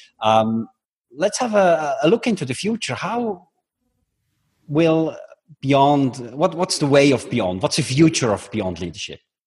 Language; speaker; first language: English; non-native, fluent; German